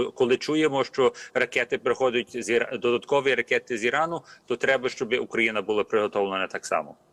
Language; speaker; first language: Ukrainian; early bilingual, heritage; Ukrainian